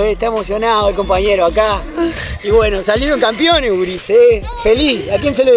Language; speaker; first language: Spanish; native; Spanish